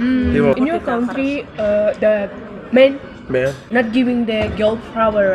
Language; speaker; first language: English; non-native, learner; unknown